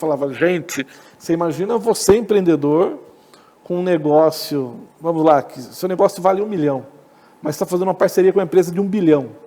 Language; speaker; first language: Portuguese; native; Portuguese